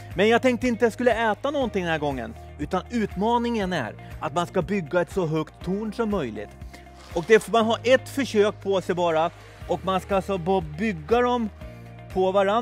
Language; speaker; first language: Swedish; native; Swedish